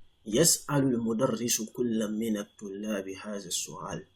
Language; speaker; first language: Arabic; non-native, fluent; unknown